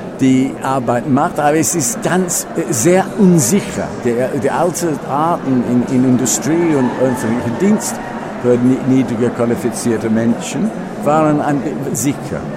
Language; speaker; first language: German; non-native, fluent; English